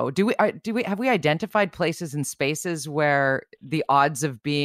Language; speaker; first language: English; native; English